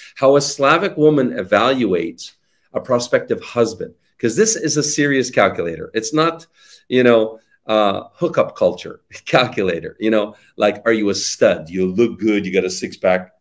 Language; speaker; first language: English; native; English